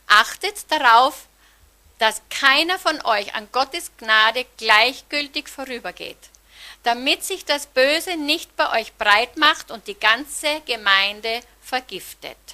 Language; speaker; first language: German; native; German